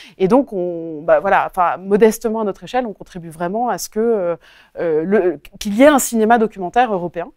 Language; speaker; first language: French; native; French